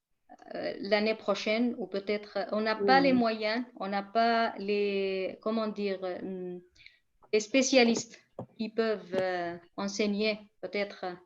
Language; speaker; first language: French; non-native, fluent; Kurdish